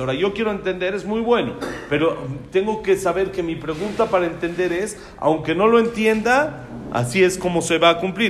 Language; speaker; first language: Spanish; native; Spanish